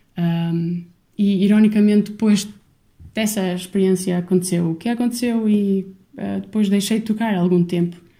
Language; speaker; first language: Portuguese; non-native, fluent; Albanian